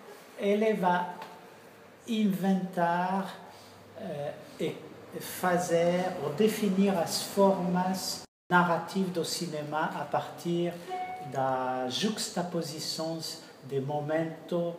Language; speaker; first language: Portuguese; non-native, fluent; French